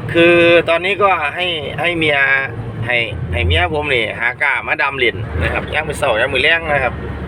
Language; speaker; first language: Thai; non-native, local second language; Northeastern Thai